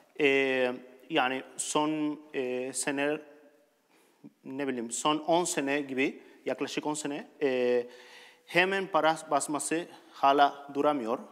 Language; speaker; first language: Turkish; non-native, learner; Spanish